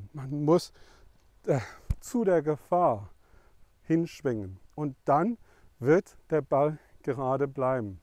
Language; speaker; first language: German; non-native, fluent; English